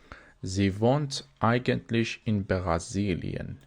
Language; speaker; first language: German; non-native, fluent; Persian